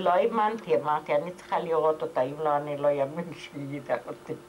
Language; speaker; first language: Hebrew; non-native, fluent; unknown